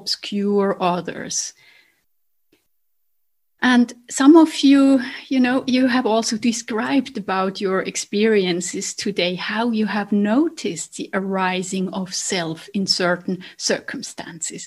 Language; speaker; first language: English; non-native, fluent; German